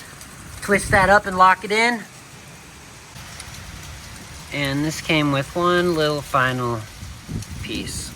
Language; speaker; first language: English; native; English